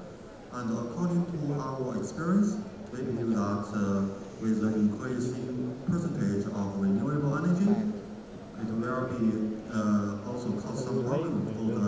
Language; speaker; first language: English; non-native, learner; Thai